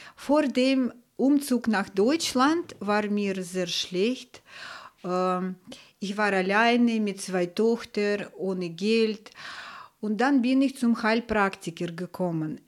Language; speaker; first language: German; non-native, fluent; Russian